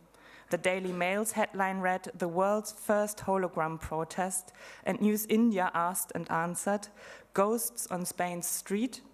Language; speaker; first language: English; non-native, fluent; German